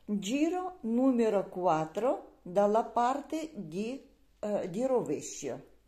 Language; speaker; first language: Italian; non-native, learner; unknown